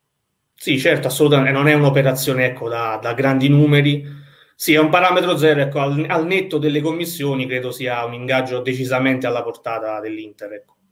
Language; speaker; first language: Italian; native; Italian